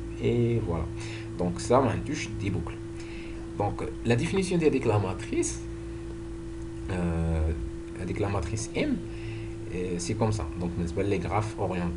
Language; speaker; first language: French; non-native, local second language; Arabic